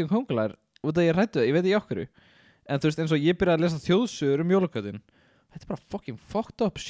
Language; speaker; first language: Icelandic; native; Icelandic